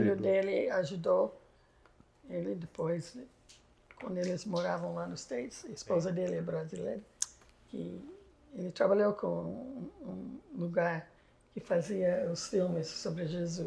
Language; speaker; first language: Portuguese; non-native, fluent; English